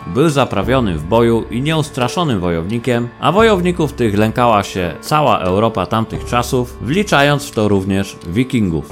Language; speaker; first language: Polish; native; Polish